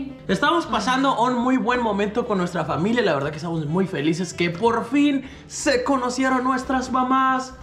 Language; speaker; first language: Spanish; native; Spanish